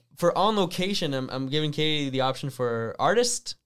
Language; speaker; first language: English; native; English